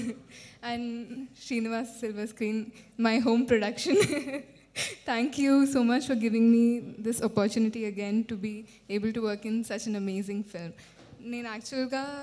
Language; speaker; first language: Telugu; non-native, local second language; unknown